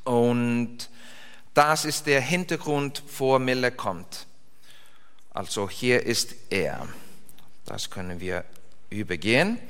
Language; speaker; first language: German; non-native, learner; Icelandic